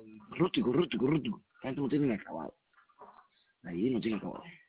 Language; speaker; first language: Spanish; native; Spanish